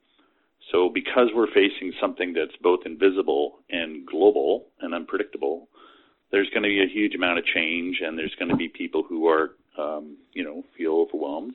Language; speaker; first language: English; native; English